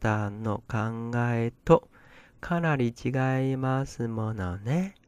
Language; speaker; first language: Japanese; non-native, fluent; Chinese